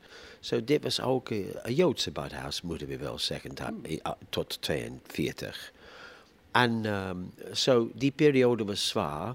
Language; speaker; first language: Dutch; non-native, fluent; English